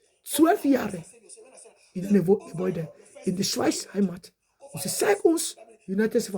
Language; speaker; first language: German; non-native, learner; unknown